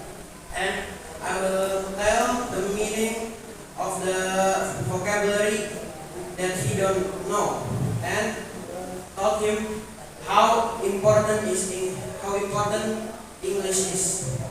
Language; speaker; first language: English; non-native, learner; Indonesian